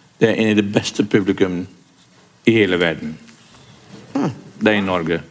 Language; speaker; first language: Norwegian; non-native, fluent; English